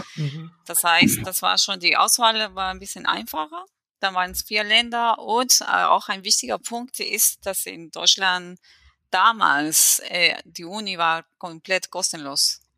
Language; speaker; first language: German; non-native, fluent; Spanish